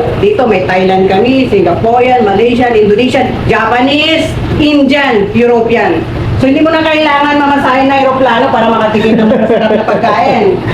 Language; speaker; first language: Filipino; native; Filipino